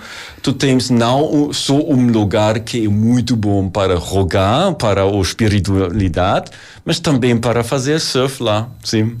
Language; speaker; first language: Portuguese; non-native, learner; German